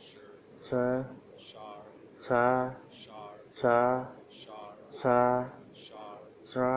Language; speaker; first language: English; non-native, learner; Vietnamese